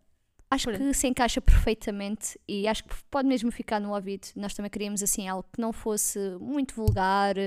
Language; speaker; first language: Portuguese; native; Portuguese